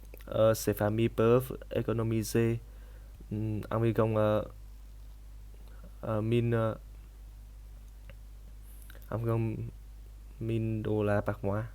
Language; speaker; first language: French; non-native, learner; Vietnamese